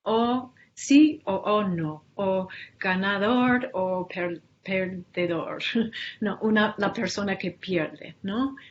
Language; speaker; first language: Spanish; non-native, fluent; English